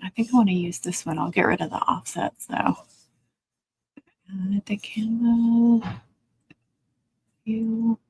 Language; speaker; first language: English; native; English